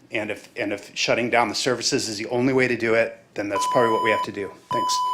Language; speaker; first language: English; native; English